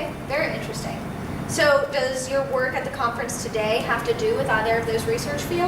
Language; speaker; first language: English; native; English